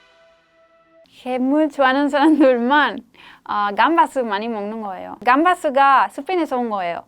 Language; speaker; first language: Korean; non-native, fluent; Spanish